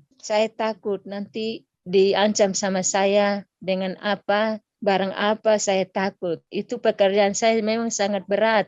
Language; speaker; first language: Indonesian; non-native, local second language; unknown